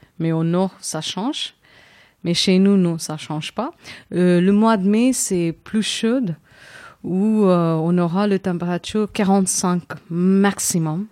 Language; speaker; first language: French; non-native, fluent; Tamil